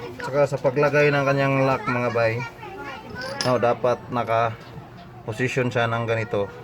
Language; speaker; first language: Filipino; non-native, local second language; Cebuano